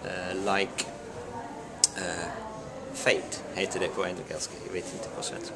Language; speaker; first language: Swedish; non-native, learner; English